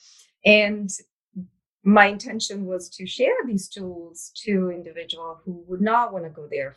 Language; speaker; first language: English; non-native, fluent; Italian